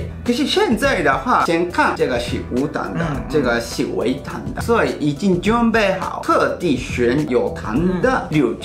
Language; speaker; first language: Chinese; non-native, fluent; Japanese